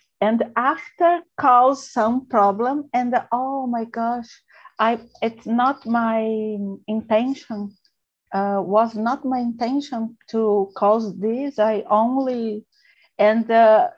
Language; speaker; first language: English; non-native, learner; Portuguese